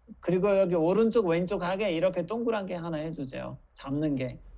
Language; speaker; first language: Korean; non-native, fluent; Nepali